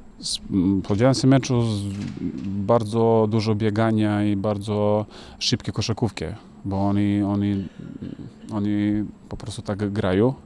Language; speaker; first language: Polish; non-native, fluent; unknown